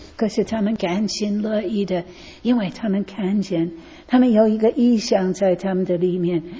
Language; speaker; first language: Chinese; non-native, fluent; English